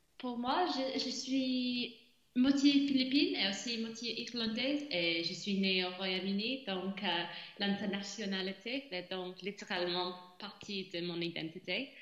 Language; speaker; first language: French; non-native, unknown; English